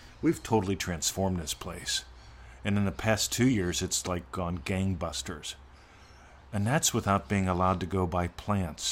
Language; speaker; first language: English; native; English